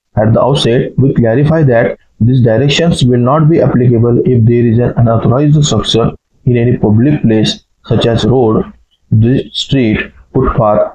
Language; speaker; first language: English; non-native, local second language; Marathi